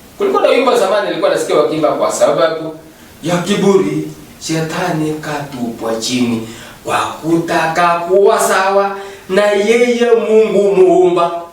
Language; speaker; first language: Swahili; non-native, local second language; Kalenjin